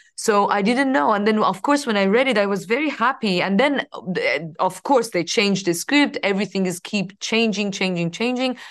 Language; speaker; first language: English; non-native, fluent; Persian